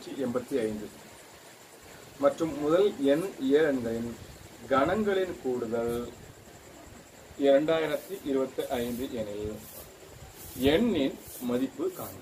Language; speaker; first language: Tamil; native; Tamil